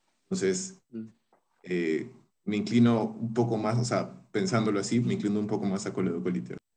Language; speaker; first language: Spanish; native; Spanish